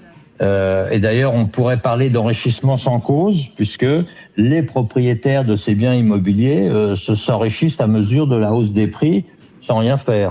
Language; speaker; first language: French; native; French